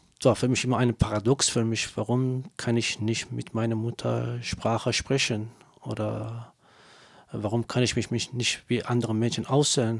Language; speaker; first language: German; non-native, learner; Kurdish